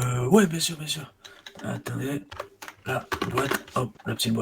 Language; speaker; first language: French; native; French